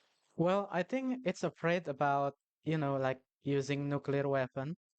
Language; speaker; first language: English; non-native, learner; Indonesian